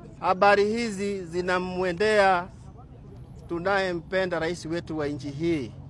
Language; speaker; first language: Swahili; non-native, local second language; Luo (Kenya and Tanzania)